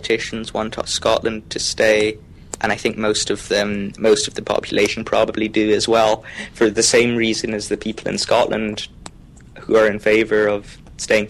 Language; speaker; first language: English; native; English